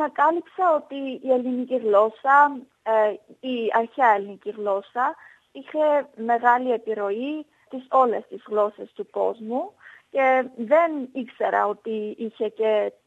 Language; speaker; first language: Greek; non-native, fluent; Armenian